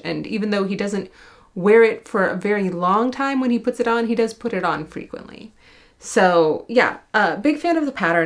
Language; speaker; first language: English; native; English